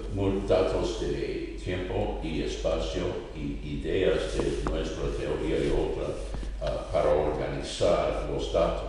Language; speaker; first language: Spanish; non-native, fluent; English